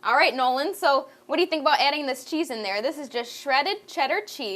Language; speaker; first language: English; native; English